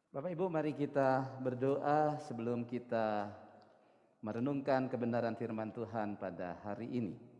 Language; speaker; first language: Indonesian; native; Indonesian